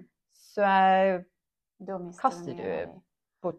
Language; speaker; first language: Norwegian; non-native, fluent; English